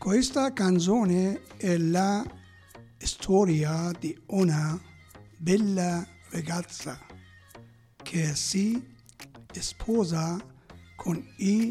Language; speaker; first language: Italian; non-native, learner; Persian